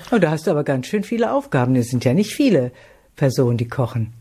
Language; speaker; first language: German; native; German